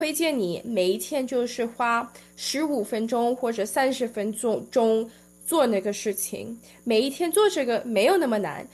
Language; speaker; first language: Chinese; early bilingual, heritage; Chinese